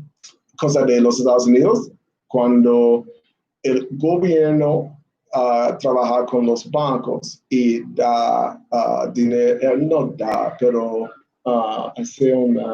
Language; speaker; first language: Spanish; non-native, learner; English